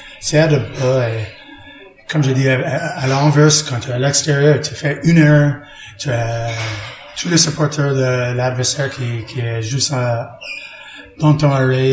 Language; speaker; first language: French; non-native, learner; English